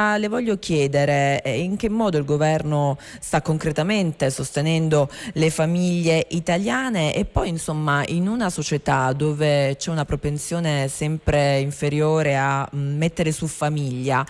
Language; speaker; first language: Italian; native; Italian